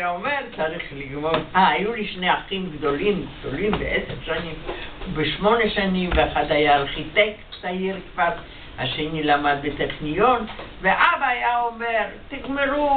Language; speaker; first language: Hebrew; non-native, fluent; Yiddish